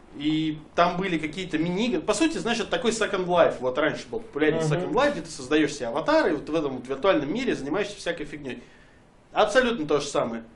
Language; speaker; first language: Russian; native; Russian